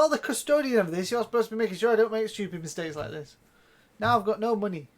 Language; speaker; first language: English; native; English